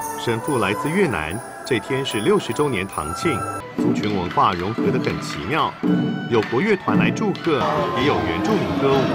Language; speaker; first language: Chinese; native; Chinese